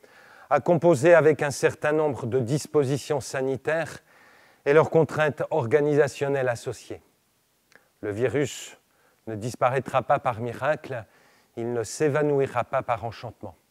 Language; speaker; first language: French; native; French